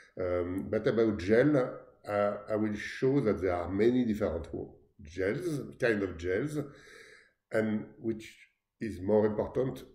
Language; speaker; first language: English; non-native, fluent; French